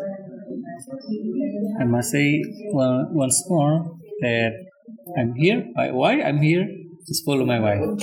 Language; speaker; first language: English; non-native, learner; Indonesian